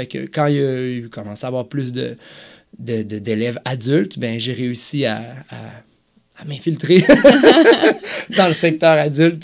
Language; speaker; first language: French; native; French